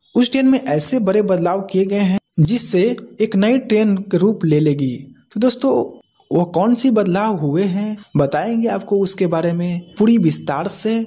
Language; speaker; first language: Hindi; native; Hindi